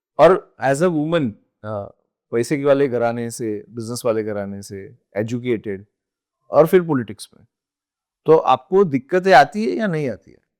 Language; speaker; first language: Hindi; non-native, local second language; Gujarati